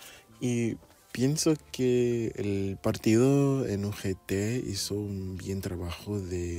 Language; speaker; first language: Spanish; non-native, fluent; English